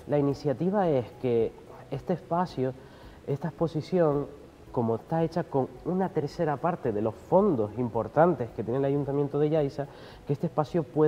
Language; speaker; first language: Spanish; native; Spanish